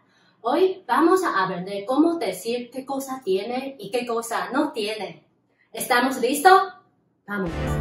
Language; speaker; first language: Spanish; non-native, fluent; Chinese